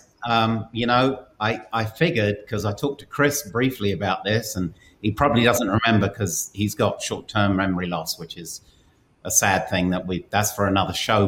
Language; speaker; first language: English; native; English